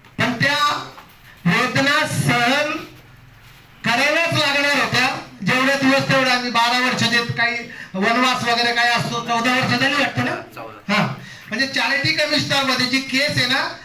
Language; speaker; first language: Marathi; native; Marathi